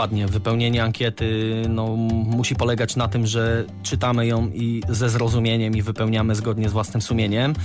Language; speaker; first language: Polish; native; Polish